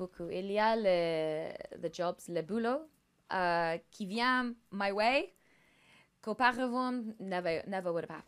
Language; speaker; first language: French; non-native, learner; English